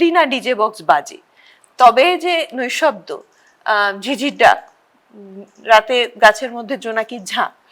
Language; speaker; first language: Bangla; native; Bangla